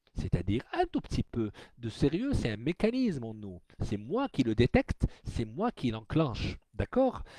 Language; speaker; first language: French; non-native, local second language; Arabic